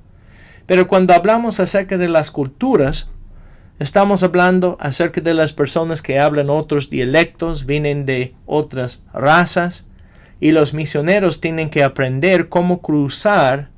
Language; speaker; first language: Spanish; non-native, fluent; English